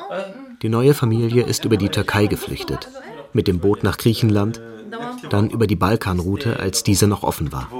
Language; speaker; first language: German; native; German